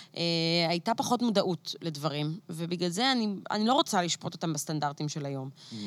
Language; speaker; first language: Hebrew; native; Hebrew